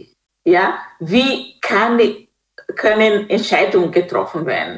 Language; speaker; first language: German; non-native, fluent; Kinyarwanda